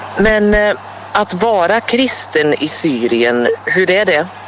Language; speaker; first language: Swedish; native; Swedish